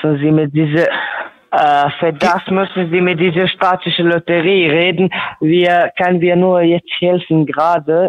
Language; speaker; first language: German; non-native, learner; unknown